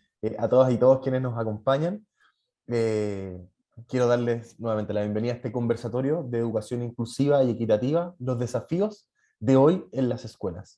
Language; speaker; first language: Spanish; native; Spanish